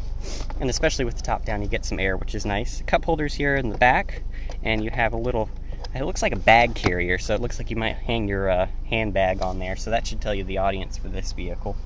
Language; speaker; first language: English; native; English